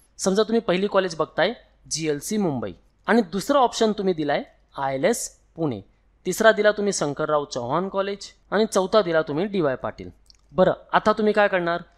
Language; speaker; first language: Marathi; non-native, local second language; Hindi